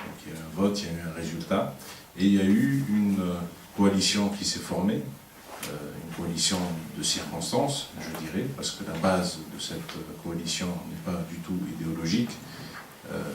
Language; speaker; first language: French; non-native, local second language; Arabic